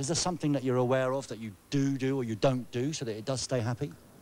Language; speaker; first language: English; native; English